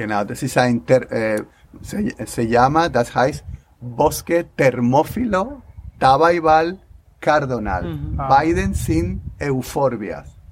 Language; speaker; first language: German; non-native, learner; Spanish